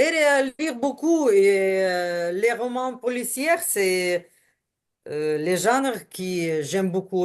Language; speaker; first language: French; non-native, learner; Ukrainian